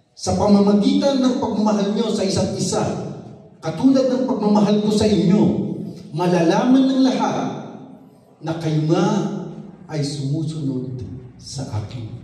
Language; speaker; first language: Filipino; non-native, local second language; Iloko